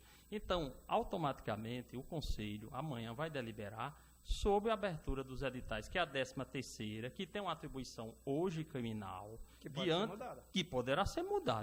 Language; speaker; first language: Portuguese; native; Portuguese